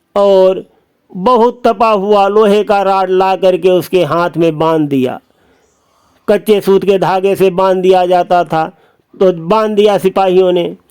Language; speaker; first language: Hindi; native; Hindi